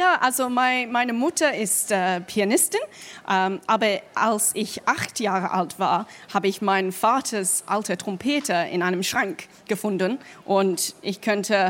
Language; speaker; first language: German; non-native, fluent; English